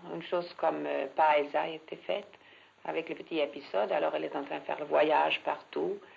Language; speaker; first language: French; non-native, fluent; Swedish